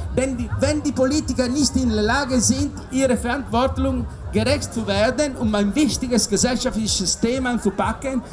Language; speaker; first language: German; non-native, fluent; Italian